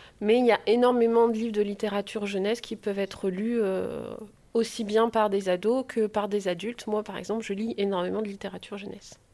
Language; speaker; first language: French; native; French